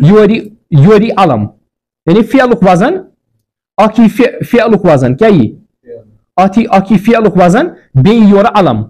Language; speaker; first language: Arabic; non-native, fluent; Kashmiri